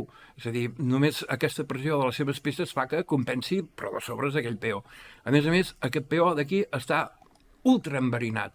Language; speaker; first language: Catalan; native; Catalan